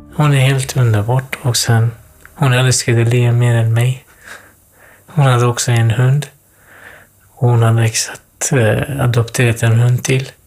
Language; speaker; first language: Swedish; non-native, fluent; Kurdish